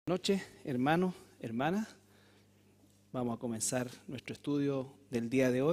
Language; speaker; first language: Spanish; native; Spanish